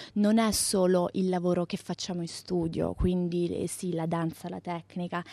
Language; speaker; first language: Italian; native; Italian